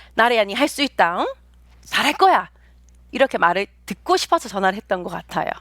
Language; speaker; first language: Korean; native; Korean